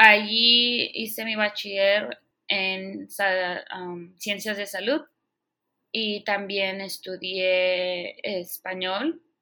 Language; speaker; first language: Spanish; early bilingual, heritage; Spanish